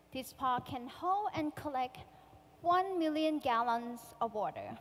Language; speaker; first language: English; non-native, fluent; Thai